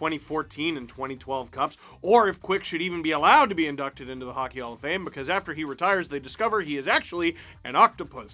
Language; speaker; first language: English; native; English